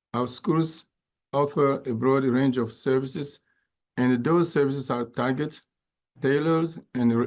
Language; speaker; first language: English; non-native, fluent; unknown